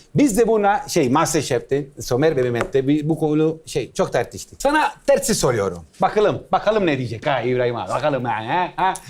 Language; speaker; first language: Turkish; non-native, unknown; Italian